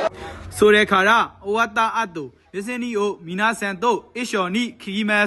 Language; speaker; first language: Japanese; non-native, learner; Burmese